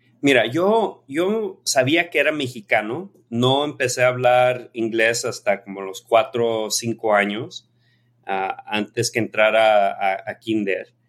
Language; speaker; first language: Spanish; early bilingual, heritage; Spanish